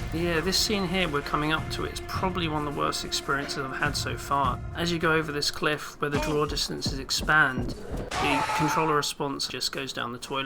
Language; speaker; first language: English; native; English